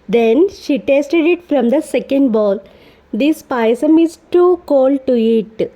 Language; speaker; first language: English; non-native, local second language; Telugu